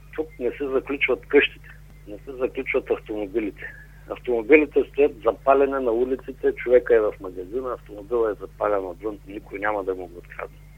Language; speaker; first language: Bulgarian; native; Bulgarian